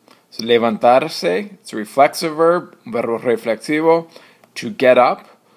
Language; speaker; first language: English; native; English